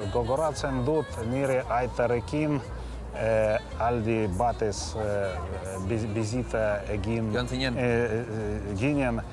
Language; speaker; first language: Basque; non-native, learner; Russian